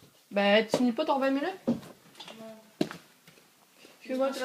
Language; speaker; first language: French; native; French